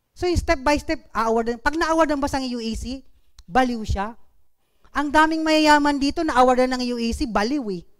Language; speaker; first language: Filipino; non-native, local second language; Bikol